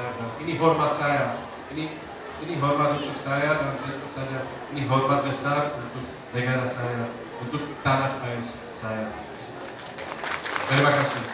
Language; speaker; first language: Indonesian; non-native, fluent; Slovak